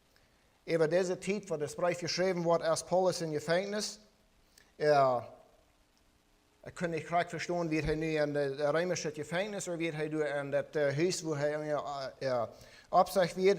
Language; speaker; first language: German; non-native, learner; Plautdietsch